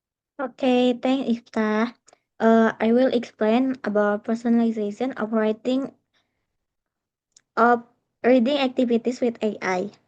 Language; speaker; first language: English; non-native, learner; Indonesian